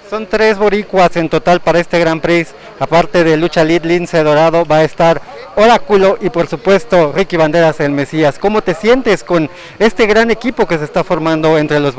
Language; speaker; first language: Spanish; native; Spanish